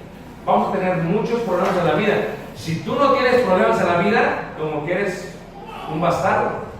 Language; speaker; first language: Spanish; early bilingual, heritage; Spanish